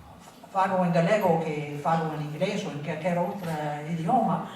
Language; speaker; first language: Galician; non-native, fluent; English